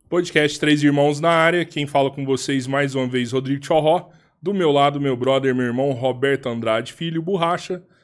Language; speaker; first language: Portuguese; native; Portuguese